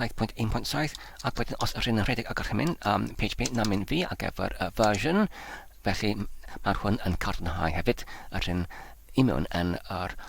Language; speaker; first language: Welsh; non-native, learner; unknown